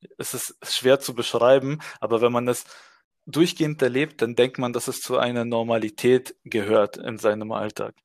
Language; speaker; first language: German; early bilingual, other home language; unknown